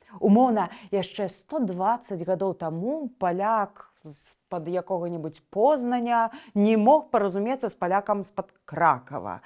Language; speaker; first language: Belarusian; native; Belarusian